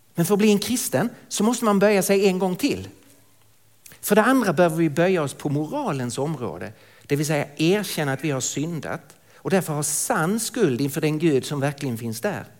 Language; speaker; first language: Swedish; native; Swedish